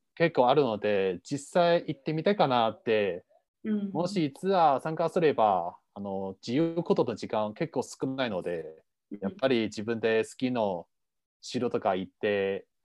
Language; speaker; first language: Japanese; non-native, fluent; Chinese